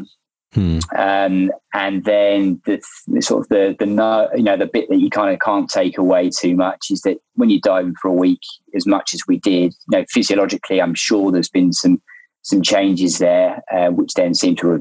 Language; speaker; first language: English; native; English